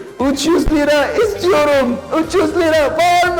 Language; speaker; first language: Turkish; non-native, learner; English